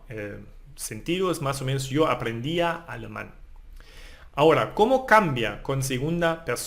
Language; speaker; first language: Spanish; non-native, fluent; German